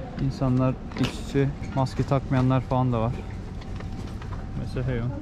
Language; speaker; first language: Turkish; native; Turkish